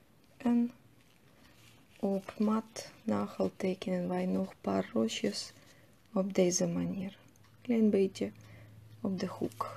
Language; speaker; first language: Dutch; non-native, fluent; Russian